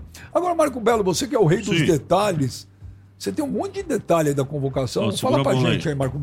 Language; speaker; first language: Portuguese; native; Portuguese